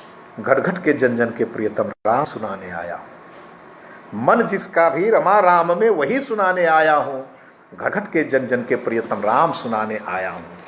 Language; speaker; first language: Hindi; native; Hindi